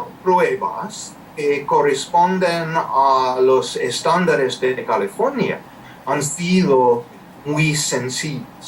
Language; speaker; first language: Spanish; non-native, fluent; English